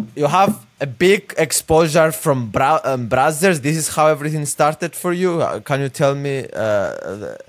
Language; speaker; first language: English; non-native, fluent; Greek